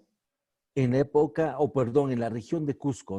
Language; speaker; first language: Spanish; native; Spanish